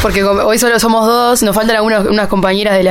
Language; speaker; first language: Spanish; native; Spanish